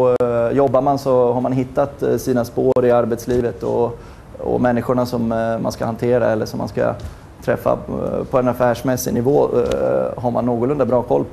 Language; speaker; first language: Swedish; native; Swedish